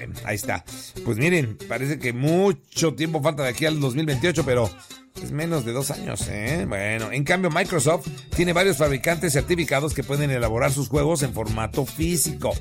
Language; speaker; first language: Spanish; native; Spanish